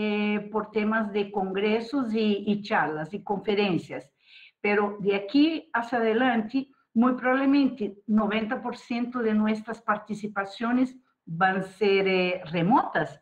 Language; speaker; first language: Spanish; non-native, fluent; Portuguese